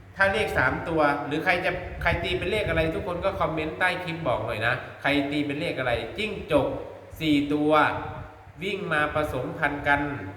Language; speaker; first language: Thai; non-native, local second language; Northeastern Thai